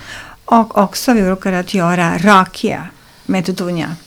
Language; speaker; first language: Swedish; non-native, fluent; Serbian